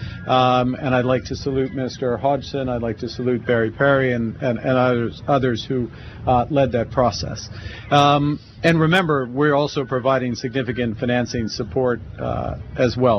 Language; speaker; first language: English; native; English